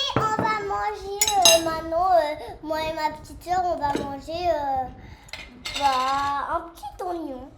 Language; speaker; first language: French; early bilingual, other home language; English